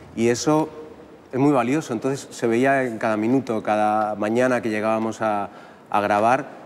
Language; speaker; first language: Spanish; native; Spanish